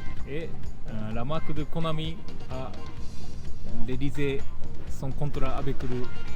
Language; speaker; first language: French; non-native, learner; Japanese